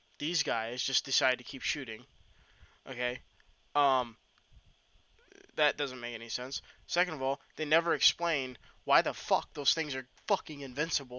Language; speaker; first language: English; native; English